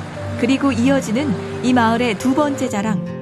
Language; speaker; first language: Korean; native; Korean